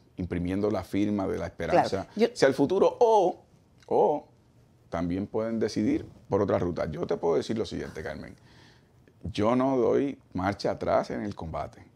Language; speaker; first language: Spanish; native; Spanish